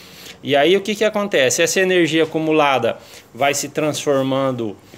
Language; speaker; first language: Portuguese; native; Portuguese